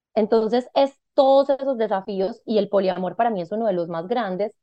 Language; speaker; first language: Spanish; native; Spanish